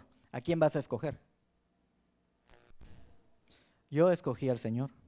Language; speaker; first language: Spanish; native; Spanish